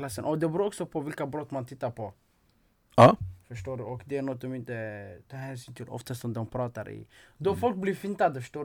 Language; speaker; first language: Swedish; non-native, fluent; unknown